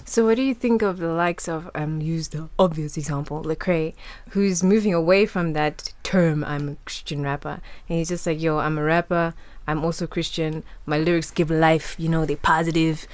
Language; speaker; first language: English; non-native, local second language; Shona